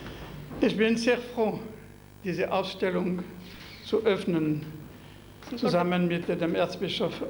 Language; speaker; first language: German; non-native, local second language; French